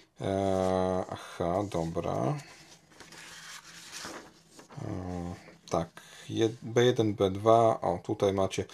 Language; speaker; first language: Polish; native; Polish